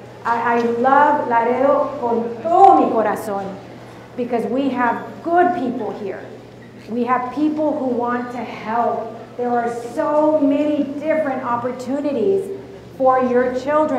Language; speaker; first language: English; early bilingual, other home language; Spanish